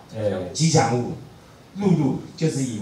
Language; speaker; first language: Chinese; native; Chinese